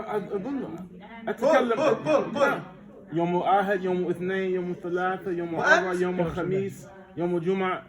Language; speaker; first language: Arabic; non-native, learner; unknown